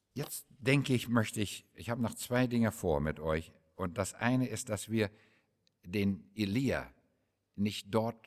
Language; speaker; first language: German; non-native, fluent; English